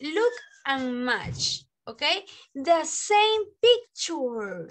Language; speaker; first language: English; non-native, learner; Spanish